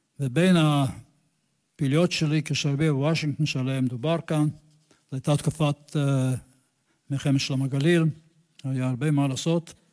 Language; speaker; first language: Hebrew; non-native, fluent; English